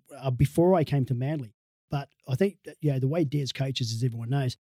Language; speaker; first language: English; native; English